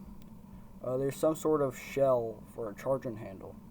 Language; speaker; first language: English; native; English